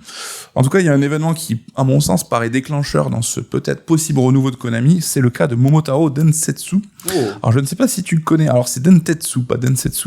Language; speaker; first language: French; native; French